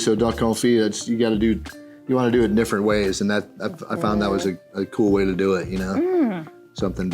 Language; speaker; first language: English; native; English